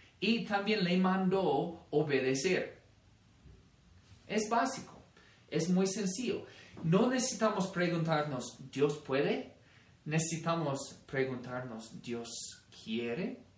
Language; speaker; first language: Spanish; non-native, fluent; English